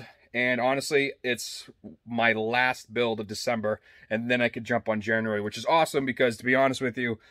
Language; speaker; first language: English; native; English